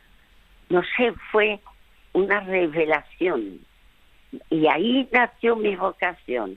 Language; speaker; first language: Spanish; early bilingual, other home language; French